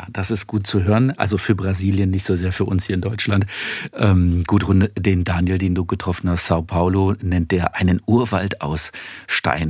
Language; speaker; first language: German; native; German